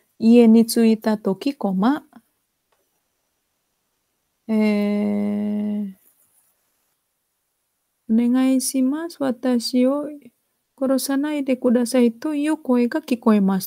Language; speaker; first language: Japanese; non-native, fluent; Indonesian